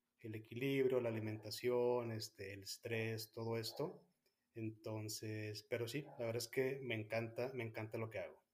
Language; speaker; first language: Spanish; native; Spanish